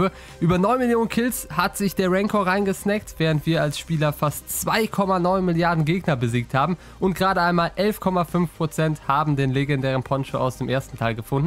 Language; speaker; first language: German; native; German